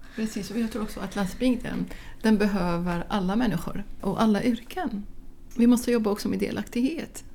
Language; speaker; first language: Swedish; non-native, fluent; Arabic